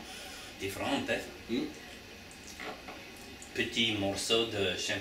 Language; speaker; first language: French; non-native, learner; English